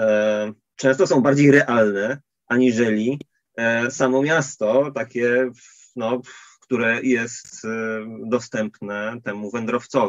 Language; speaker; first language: Polish; native; Polish